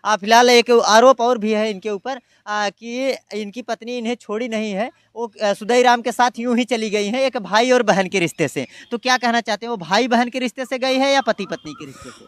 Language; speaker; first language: Hindi; native; Hindi